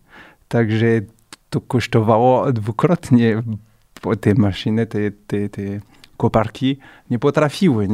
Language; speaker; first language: Polish; non-native, fluent; French